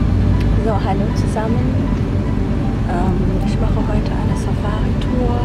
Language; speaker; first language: German; non-native, fluent; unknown